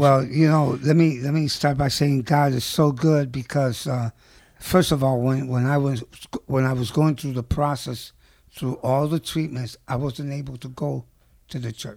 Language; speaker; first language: English; early bilingual, other home language; Spanish